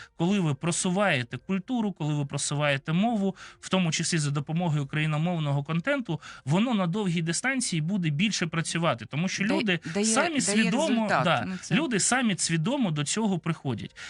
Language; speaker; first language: Ukrainian; non-native, local second language; Russian